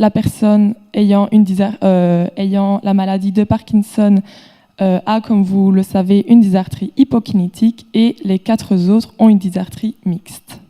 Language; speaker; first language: French; native; French